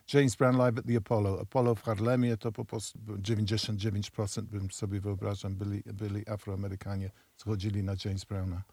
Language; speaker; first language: Polish; early bilingual, heritage; Polish